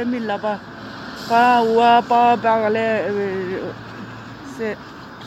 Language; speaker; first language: French; non-native, learner; Tibetan